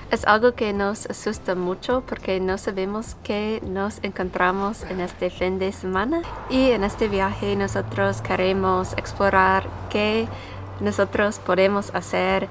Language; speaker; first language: Spanish; non-native, learner; English